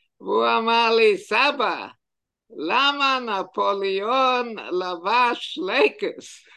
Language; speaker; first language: Hebrew; non-native, fluent; English